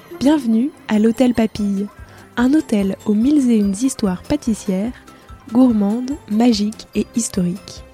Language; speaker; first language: French; native; French